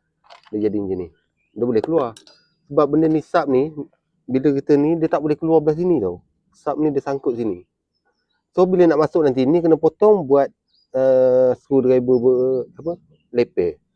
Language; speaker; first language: Malay; native; Malay